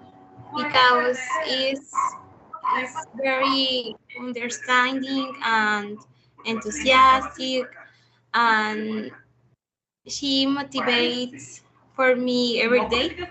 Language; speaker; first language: English; non-native, learner; Spanish